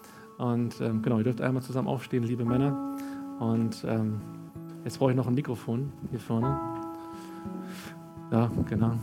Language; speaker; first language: German; native; German